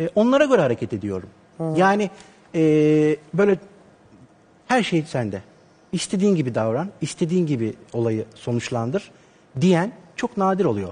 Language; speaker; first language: Turkish; native; Turkish